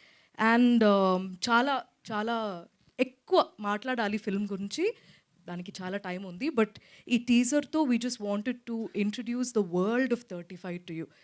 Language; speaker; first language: Telugu; non-native, fluent; Malayalam